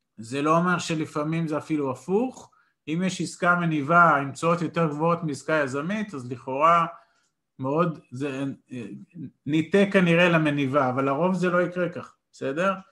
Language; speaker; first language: Hebrew; native; Hebrew